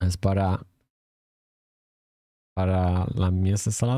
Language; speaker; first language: Spanish; non-native, learner; Polish